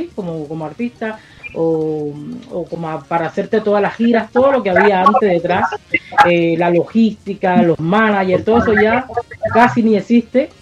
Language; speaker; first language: Spanish; native; Spanish